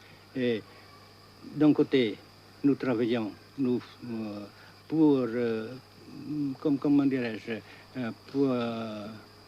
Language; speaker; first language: French; non-native, fluent; Vietnamese